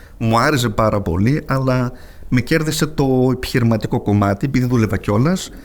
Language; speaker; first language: Greek; early bilingual, heritage; Greek